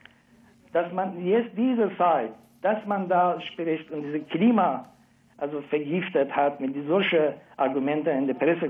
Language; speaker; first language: German; non-native, fluent; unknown